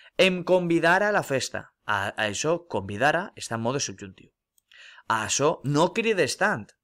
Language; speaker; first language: Catalan; non-native, local second language; Spanish